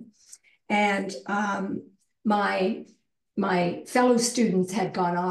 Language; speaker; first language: English; native; English